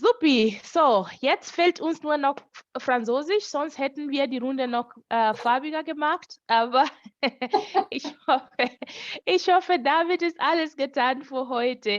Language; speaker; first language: German; native; German